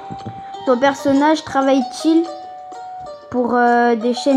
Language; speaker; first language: French; native; French